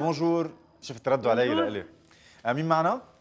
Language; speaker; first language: Arabic; native; Arabic